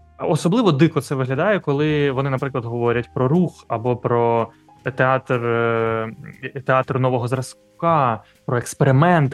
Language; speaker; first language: Ukrainian; native; Ukrainian